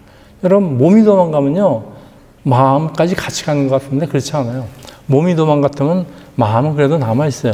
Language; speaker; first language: Korean; native; Korean